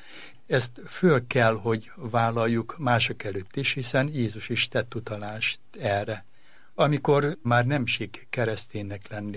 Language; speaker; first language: Hungarian; native; Hungarian